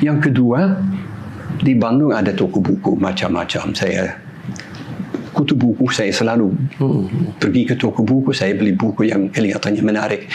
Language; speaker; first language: Indonesian; non-native, fluent; Dutch